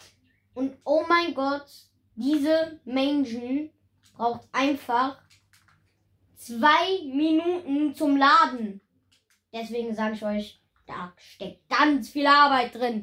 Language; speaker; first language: German; native; German